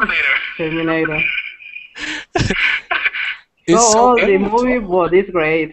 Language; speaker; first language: English; non-native, learner; Spanish